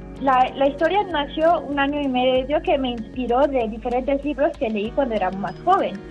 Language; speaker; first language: Spanish; early bilingual, heritage; Spanish